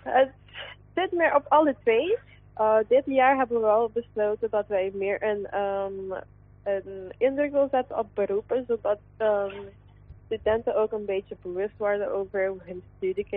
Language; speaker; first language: Dutch; non-native, local second language; Papiamento